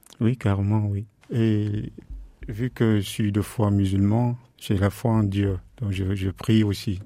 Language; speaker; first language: French; non-native, local second language; Fula